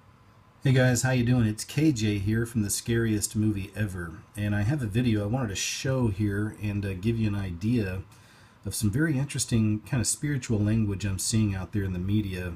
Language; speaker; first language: English; native; English